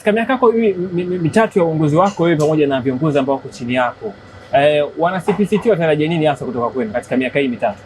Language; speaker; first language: Swahili; native; Swahili